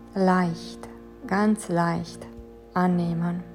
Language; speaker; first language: German; non-native, fluent; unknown